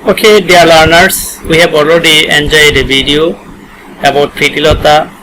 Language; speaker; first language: English; non-native, local second language; Bangla